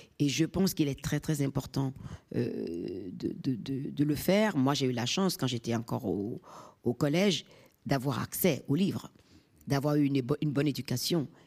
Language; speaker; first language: French; non-native, local second language; Fon